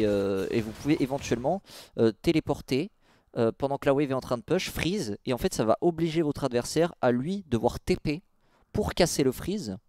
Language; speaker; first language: French; native; French